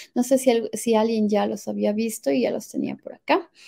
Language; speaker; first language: Spanish; native; Spanish